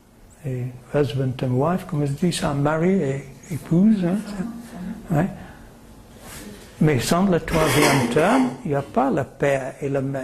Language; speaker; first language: French; non-native, fluent; English